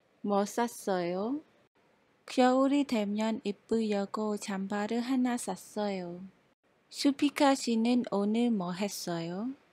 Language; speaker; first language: Korean; non-native, fluent; Khmer